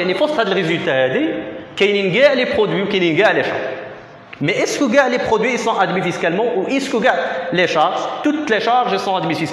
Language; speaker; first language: French; non-native, local second language; Arabic